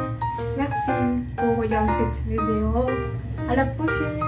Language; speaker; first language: French; non-native, learner; Japanese